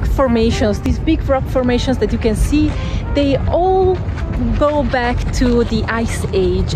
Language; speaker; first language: English; non-native, fluent; Italian